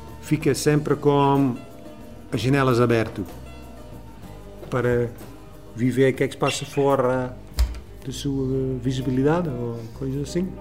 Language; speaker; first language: Portuguese; non-native, learner; Dutch